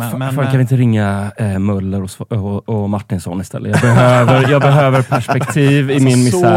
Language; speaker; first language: Swedish; native; Swedish